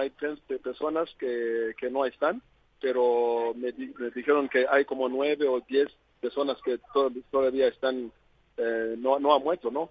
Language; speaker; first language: Spanish; non-native, learner; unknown